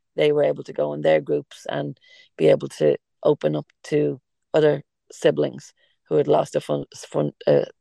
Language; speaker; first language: English; native; English